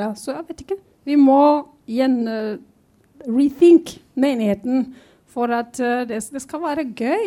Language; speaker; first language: Norwegian; non-native, fluent; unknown